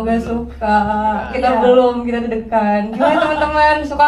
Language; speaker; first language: Indonesian; native; Indonesian